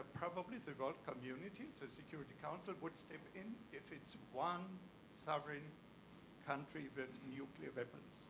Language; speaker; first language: English; non-native, fluent; German